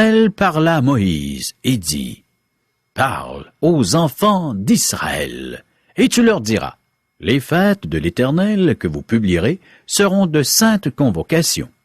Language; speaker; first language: French; native; French